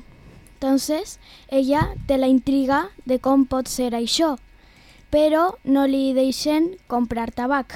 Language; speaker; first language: Catalan; non-native, local second language; Spanish